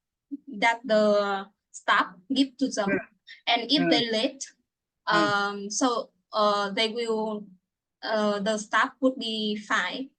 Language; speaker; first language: English; non-native, fluent; Vietnamese